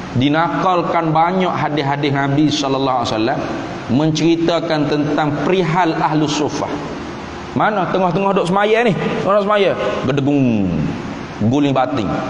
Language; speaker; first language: Malay; native; Malay